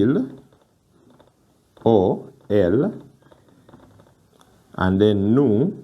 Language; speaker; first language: French; non-native, fluent; Ganda